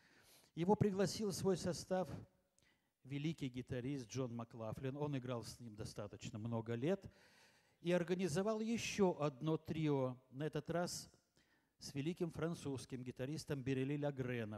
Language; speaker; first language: Russian; native; Russian